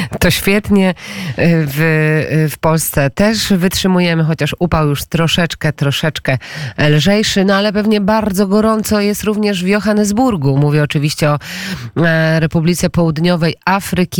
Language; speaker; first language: Polish; native; Polish